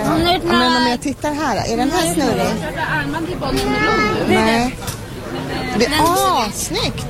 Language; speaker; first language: Swedish; native; Swedish